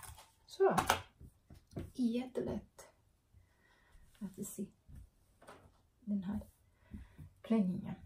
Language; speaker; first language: Swedish; non-native, learner; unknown